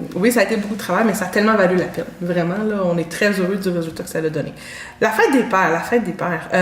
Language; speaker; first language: French; native; French